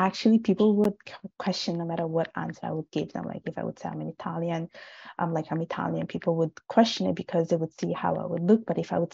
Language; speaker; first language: English; non-native, fluent; Italian